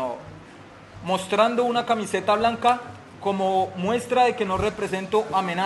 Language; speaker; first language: Spanish; native; Spanish